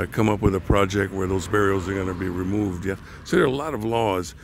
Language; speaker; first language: English; native; English